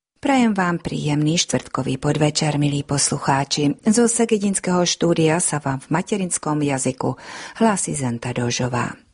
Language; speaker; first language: Slovak; early bilingual, heritage; Slovak